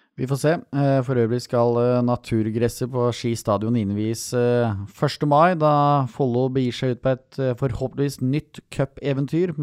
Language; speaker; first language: Norwegian; native; Norwegian